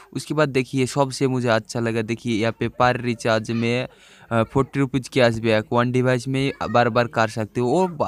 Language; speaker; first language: Hindi; non-native, local second language; Bangla